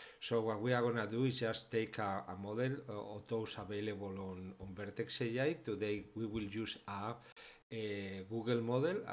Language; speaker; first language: English; non-native, fluent; Spanish